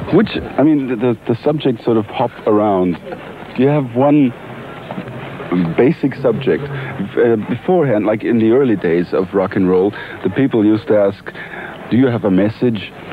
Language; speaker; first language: English; non-native, fluent; German